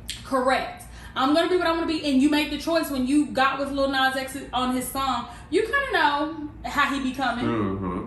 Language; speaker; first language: English; native; English